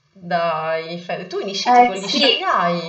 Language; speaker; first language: Italian; native; Italian